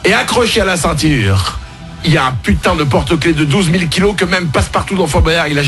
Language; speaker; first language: French; native; French